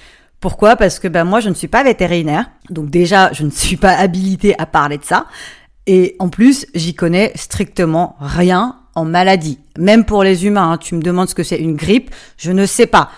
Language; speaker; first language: French; native; French